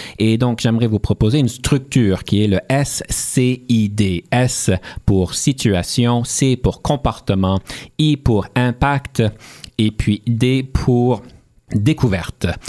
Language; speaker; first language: French; native; French